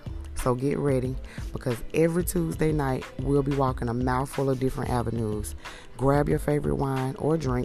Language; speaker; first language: English; native; English